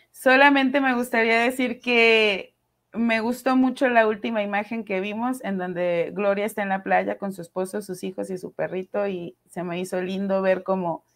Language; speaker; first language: Spanish; native; Spanish